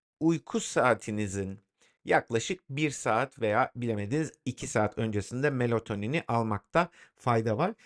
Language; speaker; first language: Turkish; native; Turkish